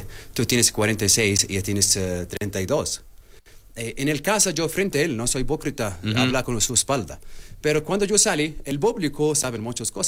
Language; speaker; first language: Spanish; non-native, learner; Arabic